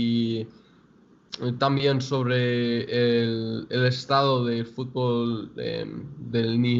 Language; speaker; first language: Spanish; non-native, fluent; English